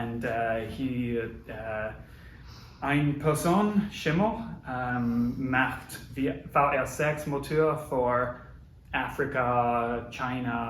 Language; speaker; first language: German; non-native, learner; English